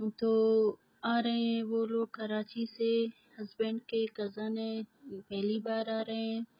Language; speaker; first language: Urdu; non-native, local second language; Baluchi